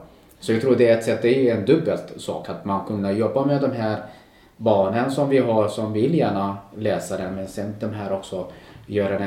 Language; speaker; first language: Swedish; non-native, local second language; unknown